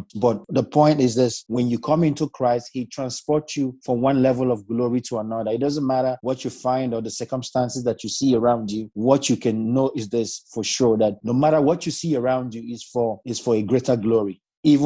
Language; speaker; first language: English; non-native, local second language; Igbo